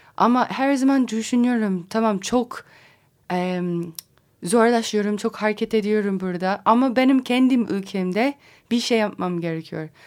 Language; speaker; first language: Turkish; non-native, learner; English